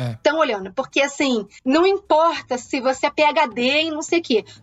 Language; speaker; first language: Portuguese; native; Portuguese